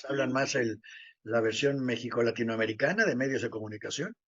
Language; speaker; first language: Spanish; native; Spanish